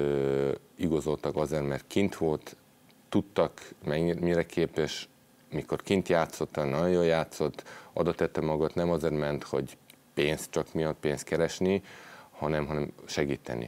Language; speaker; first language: Hungarian; non-native, fluent; Serbian